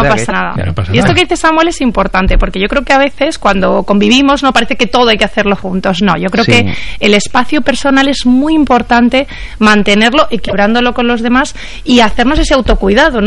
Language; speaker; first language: Spanish; native; Spanish